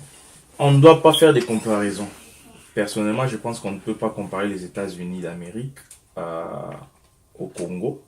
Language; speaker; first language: French; non-native, local second language; Lingala